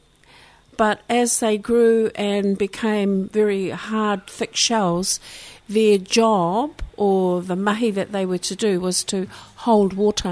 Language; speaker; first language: English; native; English